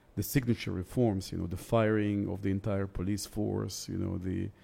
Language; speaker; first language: English; early bilingual, other home language; Russian